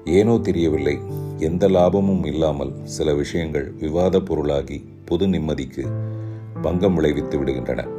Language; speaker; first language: Tamil; non-native, local second language; Telugu